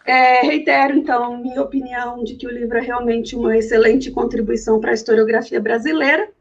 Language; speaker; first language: Portuguese; native; Portuguese